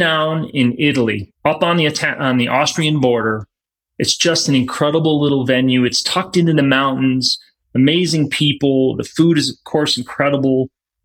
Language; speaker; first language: English; native; English